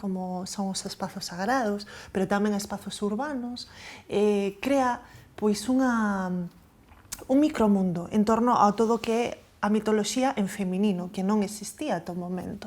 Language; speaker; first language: Galician; native; Galician